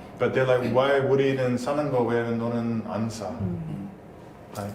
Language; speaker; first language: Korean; non-native, learner; English